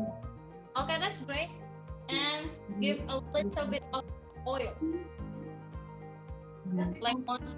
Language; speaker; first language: English; non-native, learner; Indonesian